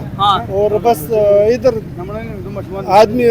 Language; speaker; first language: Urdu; non-native, local second language; Pashto